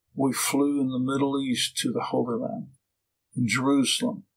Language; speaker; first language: English; native; English